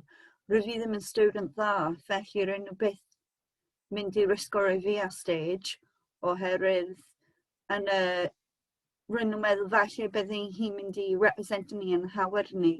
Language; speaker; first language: Welsh; non-native, local second language; English